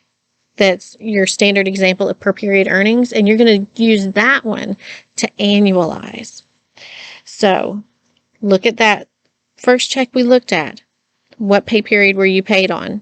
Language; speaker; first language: English; native; English